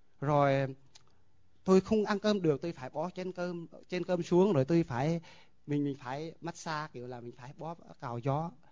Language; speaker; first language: Vietnamese; non-native, local second language; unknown